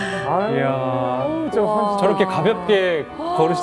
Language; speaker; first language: Korean; native; Korean